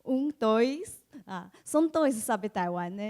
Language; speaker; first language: Portuguese; non-native, learner; Chinese